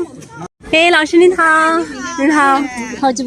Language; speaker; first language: Chinese; non-native, learner; Urdu